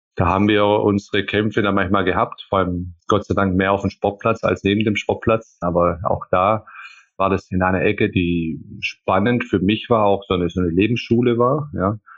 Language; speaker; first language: German; early bilingual, other home language; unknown